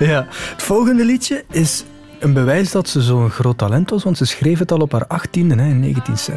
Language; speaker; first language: Dutch; native; Dutch